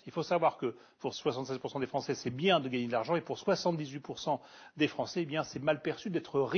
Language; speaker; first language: French; native; French